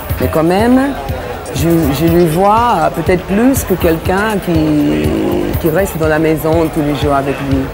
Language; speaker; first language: French; non-native, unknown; English